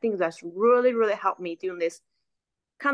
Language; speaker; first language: English; non-native, fluent; Chinese